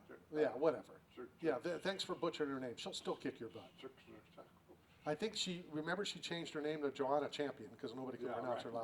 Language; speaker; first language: English; native; English